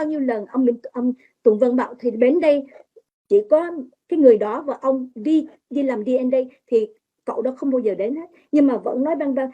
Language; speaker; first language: Vietnamese; early bilingual, heritage; Vietnamese